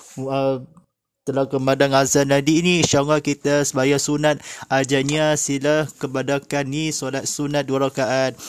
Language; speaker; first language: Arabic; non-native, fluent; Malay